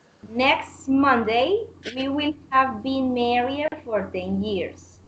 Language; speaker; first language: English; non-native, learner; Spanish